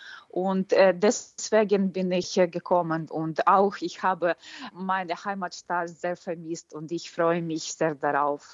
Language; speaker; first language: German; non-native, fluent; Ukrainian